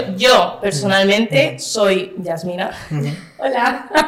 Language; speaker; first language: Spanish; early bilingual, other home language; Arabic